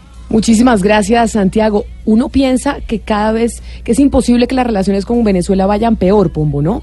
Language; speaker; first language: Spanish; native; Spanish